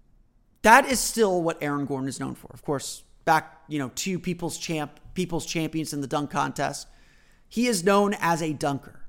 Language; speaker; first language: English; native; English